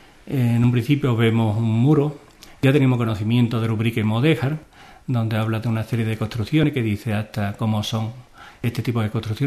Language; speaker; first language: Spanish; native; Spanish